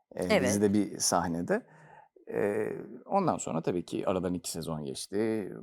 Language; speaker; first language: Turkish; native; Turkish